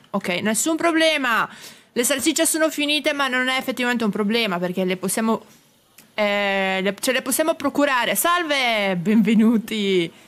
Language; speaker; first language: Italian; native; Italian